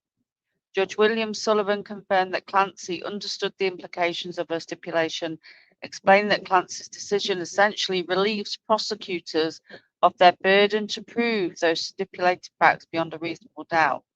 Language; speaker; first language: English; native; English